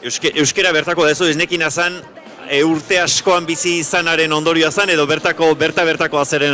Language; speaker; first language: Basque; native; Basque